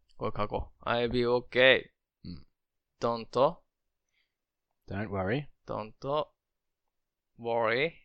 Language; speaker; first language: English; non-native, learner; Japanese